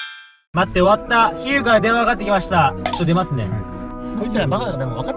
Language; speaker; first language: Japanese; native; Japanese